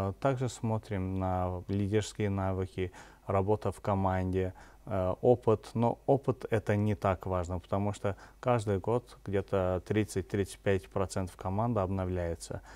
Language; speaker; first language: Russian; non-native, local second language; Azerbaijani